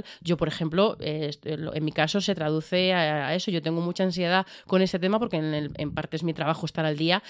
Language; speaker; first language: Spanish; native; Spanish